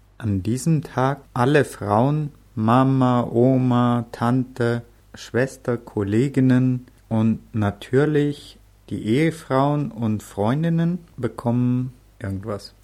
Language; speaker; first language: German; native; German